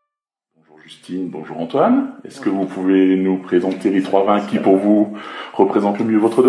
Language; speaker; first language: French; native; French